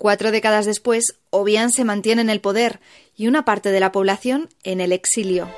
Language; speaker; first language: Spanish; native; Spanish